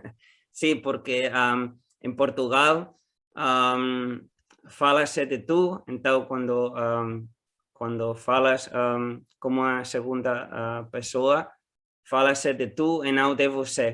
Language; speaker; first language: Portuguese; non-native, learner; Spanish